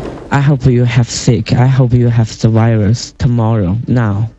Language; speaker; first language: English; non-native, learner; Chinese